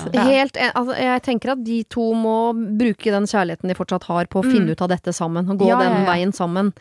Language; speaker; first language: Norwegian; native; Norwegian